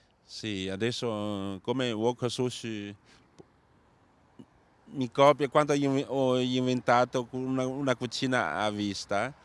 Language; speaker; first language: Italian; non-native, learner; Chinese